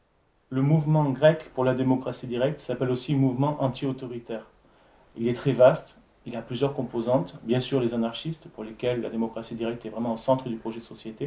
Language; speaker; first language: French; native; French